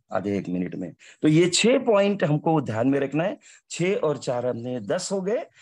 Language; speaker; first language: Hindi; non-native, local second language; Marathi